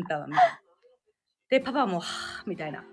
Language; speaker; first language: Japanese; native; Japanese